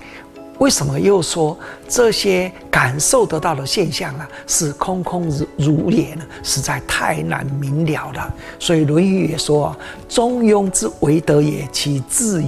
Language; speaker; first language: Chinese; native; Chinese